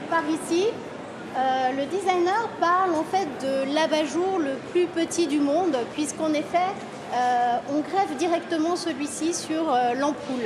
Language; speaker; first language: French; native; French